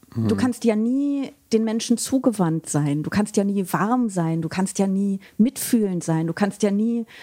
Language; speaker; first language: German; native; German